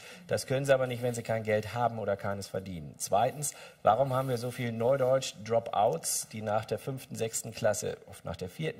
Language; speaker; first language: German; native; German